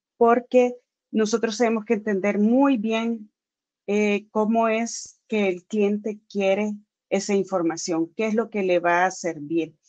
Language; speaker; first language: Spanish; native; Spanish